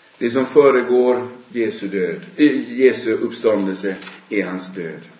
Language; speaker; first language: Swedish; native; Swedish